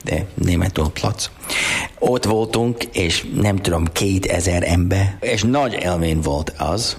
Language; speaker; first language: Hungarian; non-native, learner; English